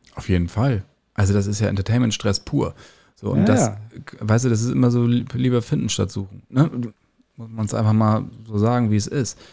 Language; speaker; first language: German; native; German